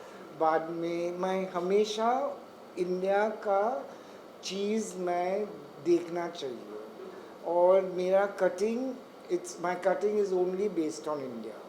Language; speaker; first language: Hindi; non-native, local second language; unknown